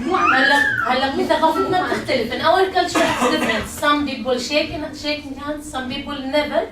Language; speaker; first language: English; non-native, learner; Arabic